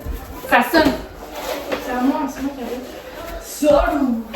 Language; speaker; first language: French; native; French